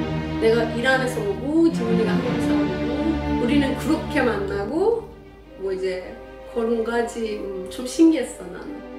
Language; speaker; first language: Korean; non-native, learner; Persian